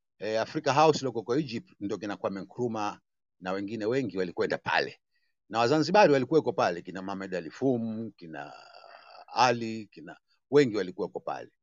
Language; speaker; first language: Swahili; native; Swahili